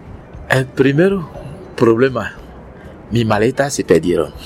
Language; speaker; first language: Spanish; non-native, learner; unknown